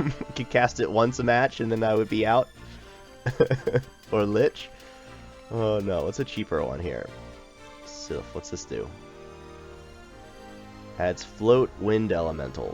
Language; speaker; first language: English; native; English